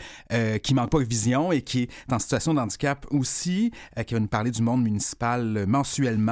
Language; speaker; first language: French; native; French